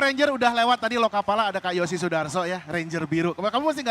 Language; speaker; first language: Indonesian; native; Indonesian